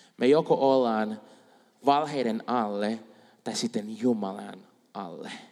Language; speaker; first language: Finnish; non-native, fluent; Spanish